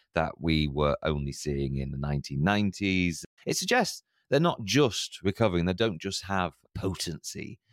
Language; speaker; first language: English; native; English